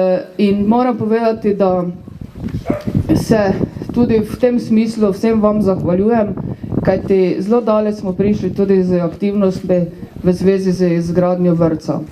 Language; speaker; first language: Slovenian; native; Slovenian